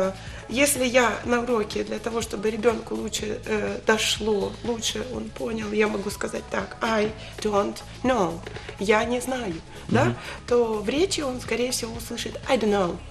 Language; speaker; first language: Russian; native; Russian